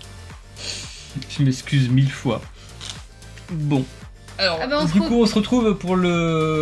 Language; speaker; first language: French; native; French